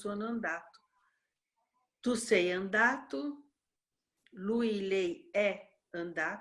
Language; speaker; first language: Italian; non-native, learner; Portuguese